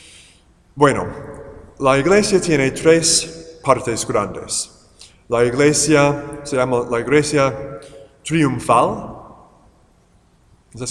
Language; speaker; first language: Spanish; non-native, fluent; English